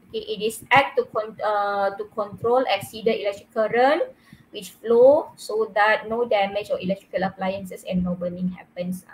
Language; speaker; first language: English; non-native, local second language; Malay